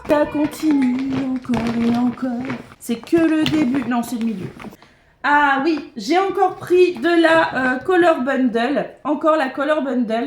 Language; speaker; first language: French; native; French